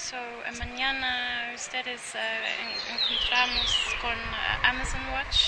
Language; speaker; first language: Spanish; non-native, learner; English